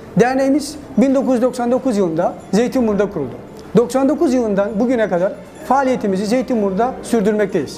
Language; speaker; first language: Turkish; native; Turkish